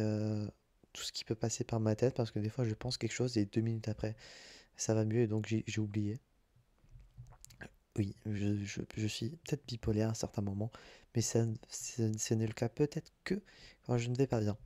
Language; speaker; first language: French; native; French